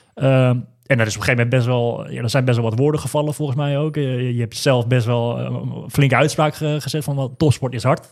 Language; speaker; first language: Dutch; native; Dutch